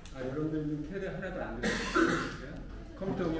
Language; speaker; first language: Korean; native; Korean